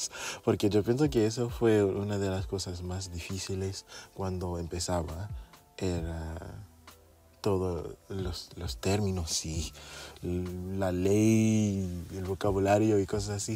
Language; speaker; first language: Spanish; non-native, fluent; English